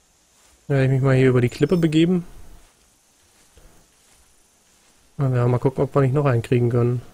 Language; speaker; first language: German; native; German